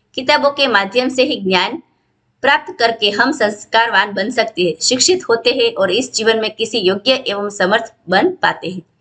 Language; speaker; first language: Hindi; non-native, local second language; Gujarati